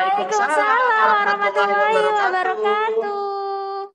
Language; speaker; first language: Indonesian; native; Indonesian